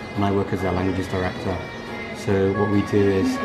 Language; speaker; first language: English; native; English